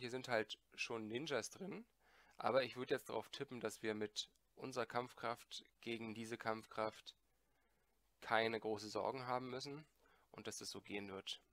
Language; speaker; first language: German; native; German